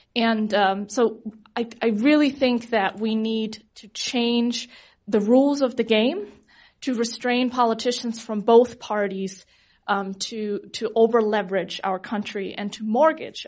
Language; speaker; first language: English; non-native, fluent; German